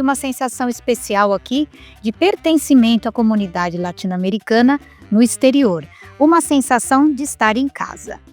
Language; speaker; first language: Portuguese; native; Portuguese